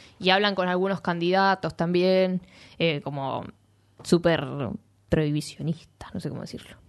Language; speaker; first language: Spanish; native; Spanish